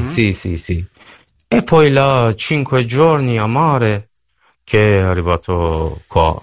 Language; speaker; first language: Italian; non-native, learner; Persian